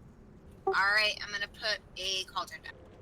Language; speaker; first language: English; native; English